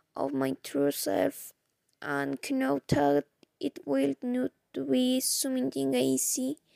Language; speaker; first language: English; non-native, fluent; Spanish